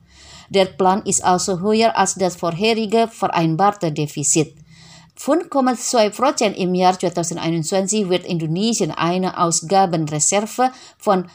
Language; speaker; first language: German; non-native, fluent; Indonesian